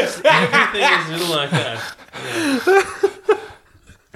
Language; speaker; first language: English; native; English